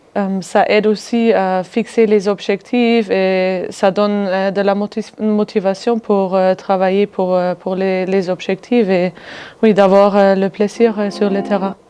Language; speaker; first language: French; non-native, fluent; German